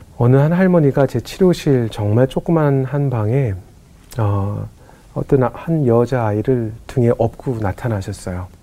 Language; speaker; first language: Korean; native; Korean